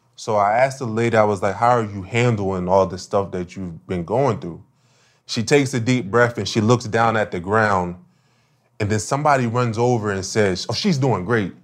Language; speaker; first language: English; native; English